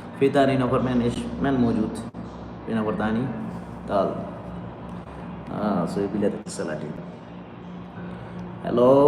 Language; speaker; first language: Arabic; non-native, learner; Bangla